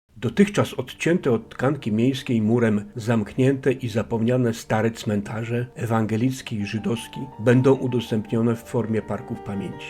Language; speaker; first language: Polish; native; Polish